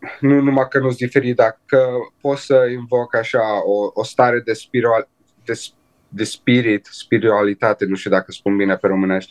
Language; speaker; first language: Romanian; early bilingual, heritage; Romanian